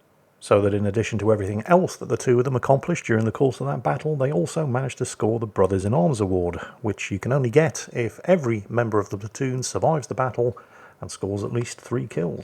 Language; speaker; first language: English; native; English